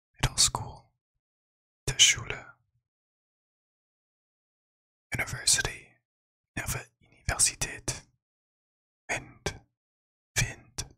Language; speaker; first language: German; non-native, learner; English